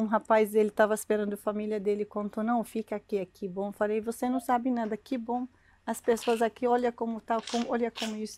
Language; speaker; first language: Portuguese; non-native, learner; Arabic